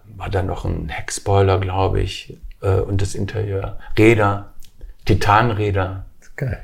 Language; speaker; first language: German; native; German